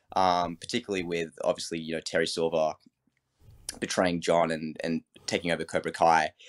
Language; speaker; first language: English; native; English